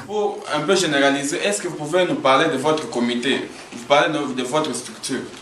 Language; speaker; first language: French; non-native, local second language; Swahili